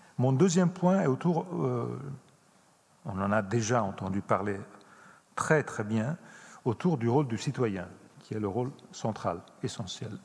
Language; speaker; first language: French; non-native, fluent; Italian